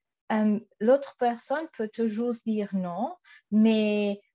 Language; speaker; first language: French; non-native, fluent; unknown